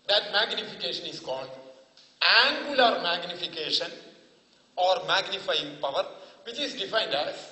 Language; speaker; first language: English; non-native, local second language; Malayalam